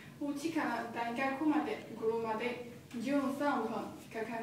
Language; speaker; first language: Japanese; non-native, learner; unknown